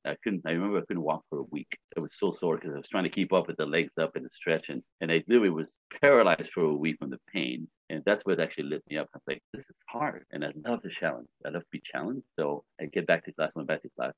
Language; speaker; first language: English; native; English